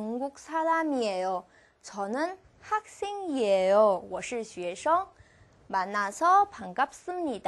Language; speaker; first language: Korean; non-native, fluent; Chinese